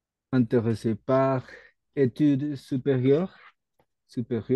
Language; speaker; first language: French; non-native, learner; Spanish